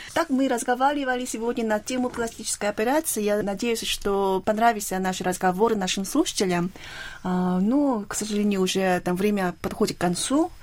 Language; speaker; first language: Russian; non-native, fluent; Korean